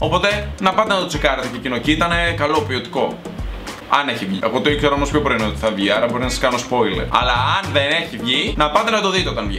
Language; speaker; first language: Greek; native; Greek